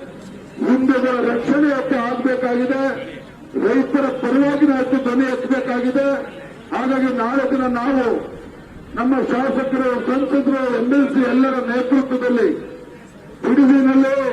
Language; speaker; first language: Kannada; native; Kannada